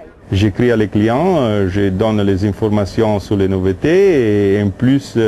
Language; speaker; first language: French; non-native, learner; Italian